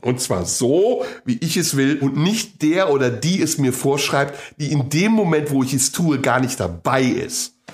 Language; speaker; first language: German; native; German